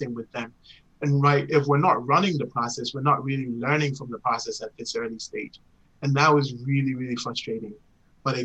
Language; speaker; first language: English; non-native, local second language; Akan